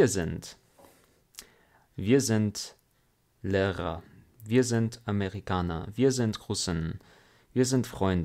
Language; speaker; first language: German; non-native, fluent; English